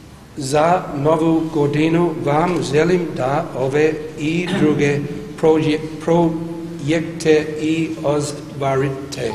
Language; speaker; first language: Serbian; non-native, learner; English